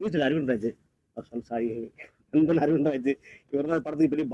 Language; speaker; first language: Tamil; native; Tamil